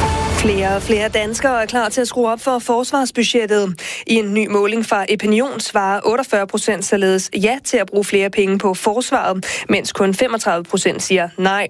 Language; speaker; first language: Danish; native; Danish